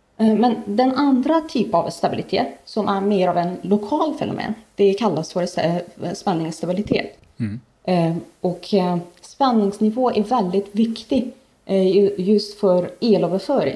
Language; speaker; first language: Swedish; non-native, fluent; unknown